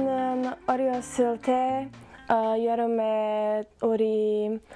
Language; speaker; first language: Korean; non-native, learner; Slovak